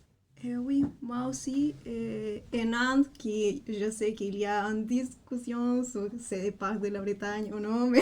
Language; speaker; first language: French; non-native, fluent; Spanish